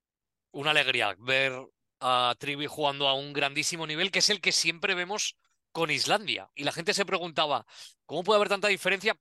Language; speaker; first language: Spanish; native; Spanish